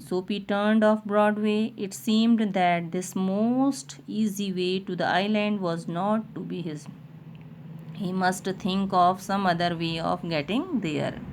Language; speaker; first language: English; non-native, local second language; Hindi